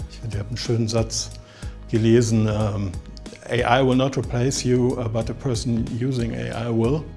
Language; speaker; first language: German; native; German